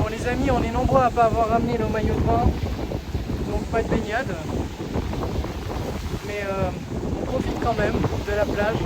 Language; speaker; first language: French; native; French